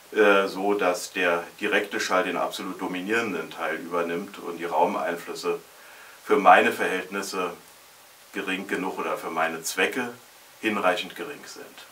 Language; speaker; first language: German; native; German